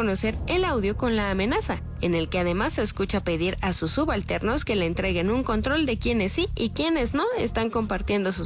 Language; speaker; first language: Spanish; native; Spanish